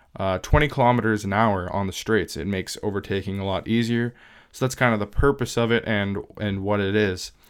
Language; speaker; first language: English; native; English